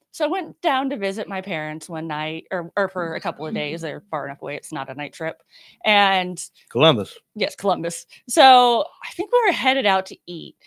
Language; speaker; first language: English; native; English